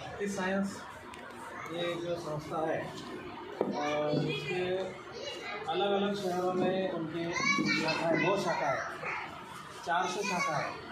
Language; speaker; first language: Hindi; non-native, local second language; Marathi